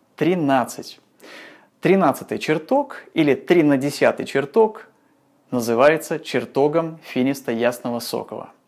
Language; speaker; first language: Russian; native; Russian